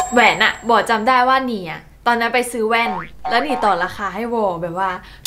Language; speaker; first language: Thai; native; Thai